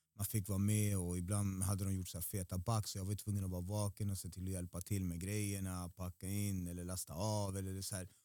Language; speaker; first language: Swedish; early bilingual, other home language; Spanish